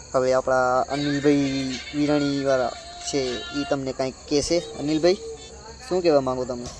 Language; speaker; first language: Gujarati; non-native, local second language; Kachhi